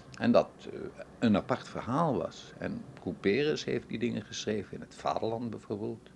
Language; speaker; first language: Dutch; native; Dutch